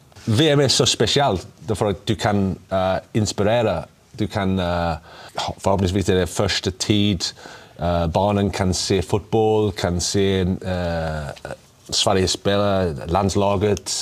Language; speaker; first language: Swedish; non-native, learner; English